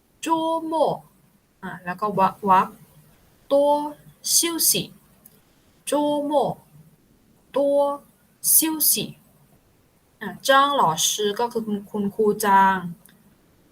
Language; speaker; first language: Chinese; non-native, fluent; Thai